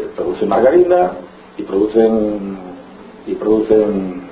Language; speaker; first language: Spanish; non-native, local second language; Galician